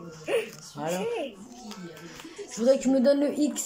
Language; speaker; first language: French; native; French